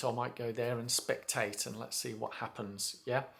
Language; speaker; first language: English; native; English